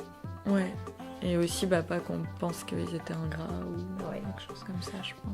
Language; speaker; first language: French; native; French